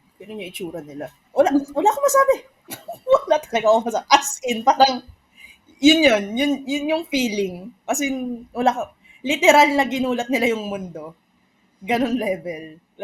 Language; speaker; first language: Filipino; native; Filipino